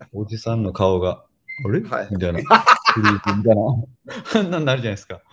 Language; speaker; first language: Japanese; native; Japanese